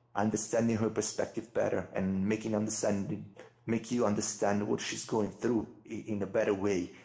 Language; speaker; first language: English; non-native, fluent; Italian